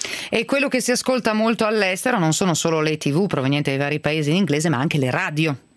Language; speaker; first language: Italian; native; Italian